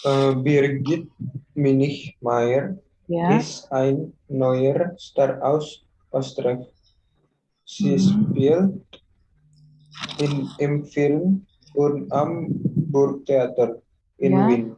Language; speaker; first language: German; non-native, learner; Indonesian